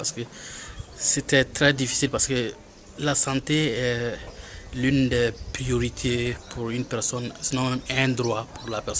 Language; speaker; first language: French; non-native, local second language; Bambara